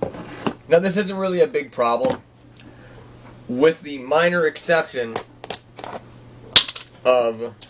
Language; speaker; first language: English; native; English